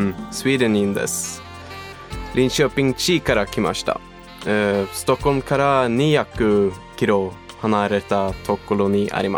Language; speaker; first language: Japanese; non-native, learner; Swedish